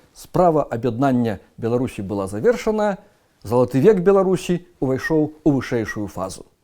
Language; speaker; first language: Belarusian; native; Belarusian